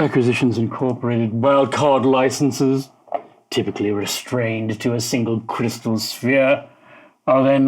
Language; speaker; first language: English; native; English